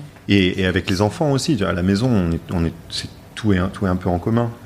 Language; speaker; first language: French; non-native, fluent; English